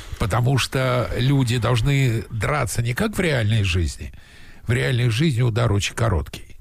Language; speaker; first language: Russian; native; Russian